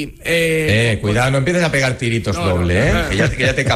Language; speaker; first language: Spanish; native; Spanish